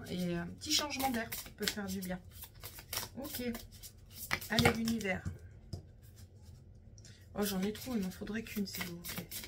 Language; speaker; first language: French; native; French